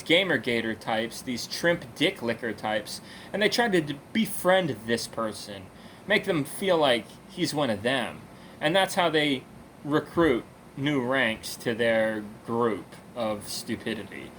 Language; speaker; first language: English; native; English